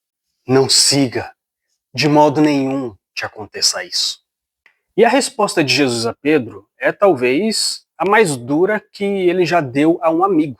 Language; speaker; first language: Portuguese; native; Portuguese